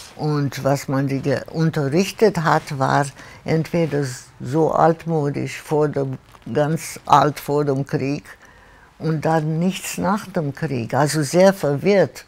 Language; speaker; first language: German; non-native, fluent; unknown